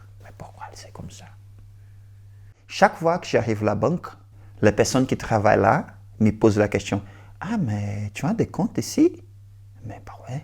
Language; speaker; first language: French; non-native, learner; Portuguese